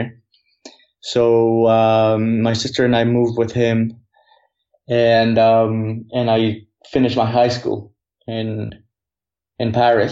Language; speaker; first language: English; non-native, fluent; Spanish